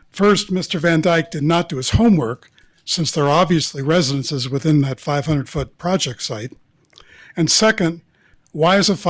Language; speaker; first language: English; native; English